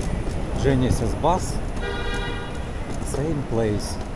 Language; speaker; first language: English; non-native, learner; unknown